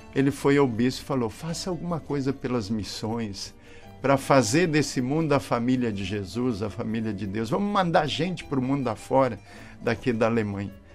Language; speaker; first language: Portuguese; native; Portuguese